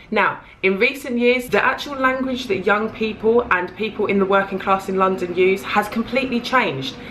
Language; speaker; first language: English; native; English